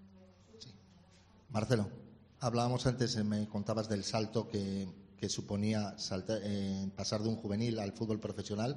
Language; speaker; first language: Spanish; native; Spanish